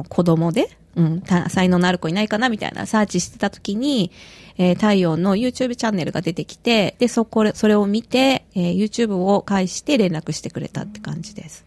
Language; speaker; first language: Japanese; native; Japanese